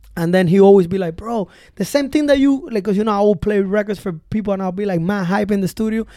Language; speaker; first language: English; early bilingual, other home language; Spanish